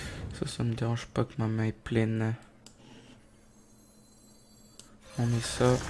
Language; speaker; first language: French; native; French